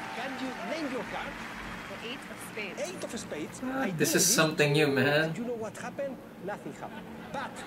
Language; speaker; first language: English; non-native, fluent; Spanish